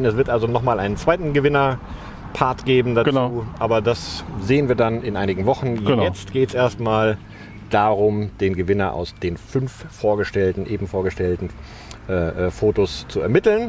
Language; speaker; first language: German; native; German